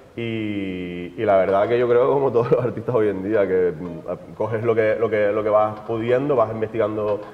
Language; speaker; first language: Spanish; native; Spanish